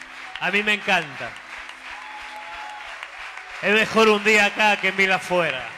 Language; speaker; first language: Spanish; native; Spanish